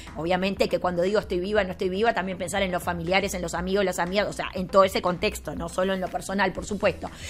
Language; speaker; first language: Spanish; native; Spanish